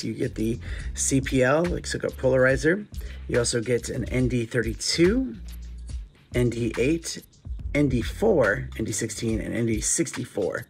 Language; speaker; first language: English; native; English